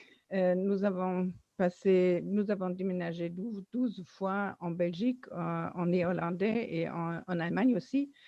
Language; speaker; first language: French; non-native, learner; German